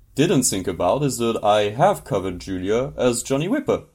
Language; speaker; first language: English; non-native, fluent; French